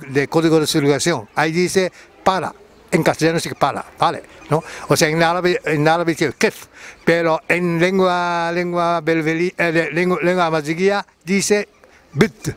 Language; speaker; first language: Spanish; non-native, fluent; Japanese